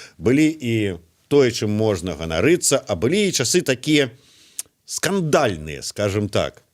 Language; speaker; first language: Belarusian; native; Belarusian